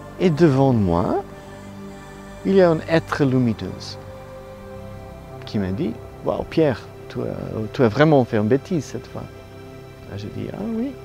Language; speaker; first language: French; non-native, learner; Italian